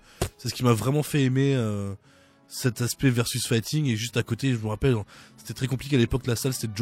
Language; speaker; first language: French; native; French